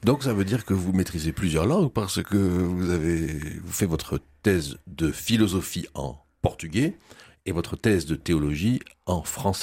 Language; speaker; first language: French; native; French